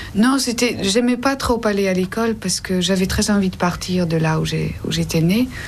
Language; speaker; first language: French; non-native, fluent; Dutch